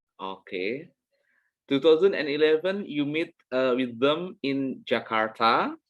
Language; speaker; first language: English; non-native, learner; Indonesian